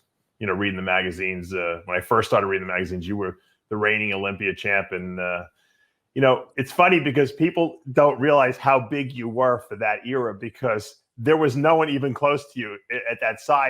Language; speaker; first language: English; native; English